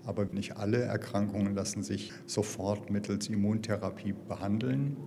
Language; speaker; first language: German; native; German